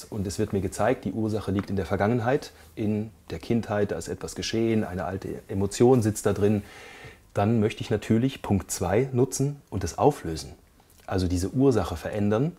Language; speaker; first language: German; native; German